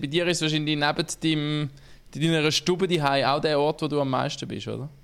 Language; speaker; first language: German; native; German